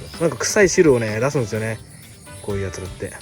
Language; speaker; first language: Japanese; native; Japanese